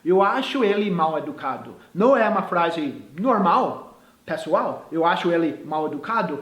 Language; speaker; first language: Portuguese; non-native, fluent; English